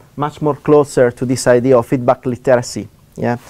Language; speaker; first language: English; non-native, fluent; Italian